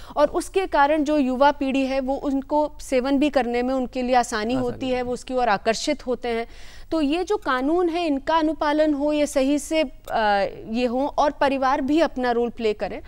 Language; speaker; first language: Hindi; native; Hindi